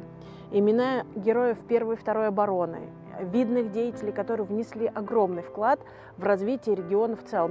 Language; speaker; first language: Russian; native; Russian